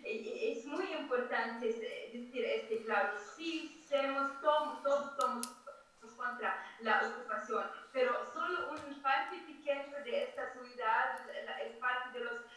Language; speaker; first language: Spanish; non-native, fluent; Arabic